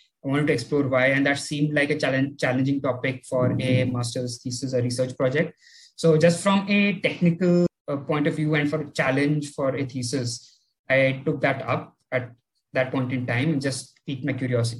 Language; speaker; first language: English; non-native, local second language; Hindi